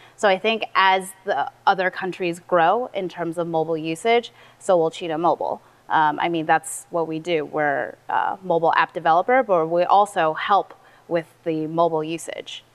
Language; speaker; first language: English; early bilingual, other home language; Chinese